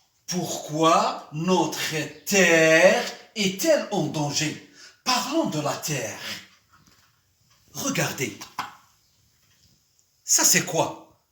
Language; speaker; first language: French; non-native, local second language; Arabic